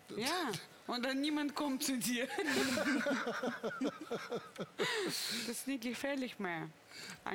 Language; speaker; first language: German; non-native, fluent; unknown